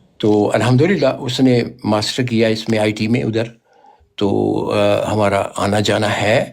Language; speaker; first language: Urdu; non-native, local second language; Punjabi